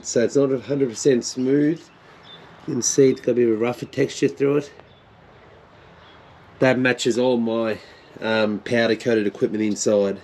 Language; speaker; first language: English; native; English